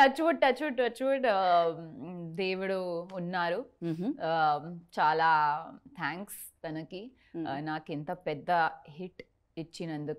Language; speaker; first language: Telugu; non-native, learner; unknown